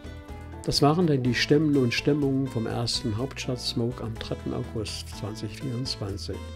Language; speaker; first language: German; native; German